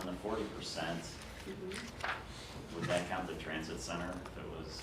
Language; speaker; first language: English; native; English